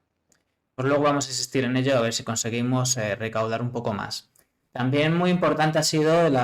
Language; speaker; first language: Spanish; native; Spanish